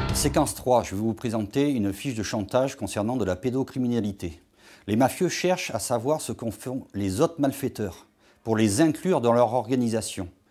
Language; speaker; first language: French; native; French